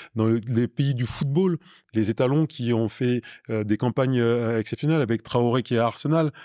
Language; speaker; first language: French; native; French